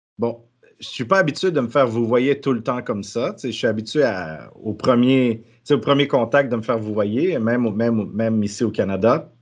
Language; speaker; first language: French; native; French